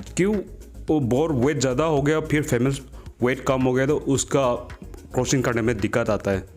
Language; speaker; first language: Hindi; non-native, local second language; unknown